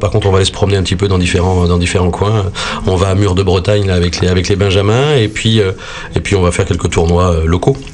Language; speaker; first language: French; native; French